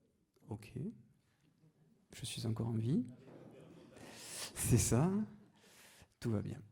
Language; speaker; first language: French; native; French